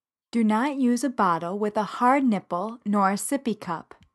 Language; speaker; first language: English; native; English